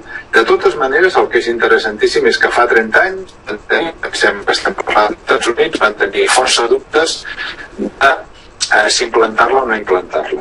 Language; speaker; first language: Catalan; native; Catalan